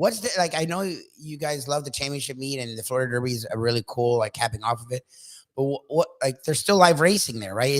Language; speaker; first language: English; native; English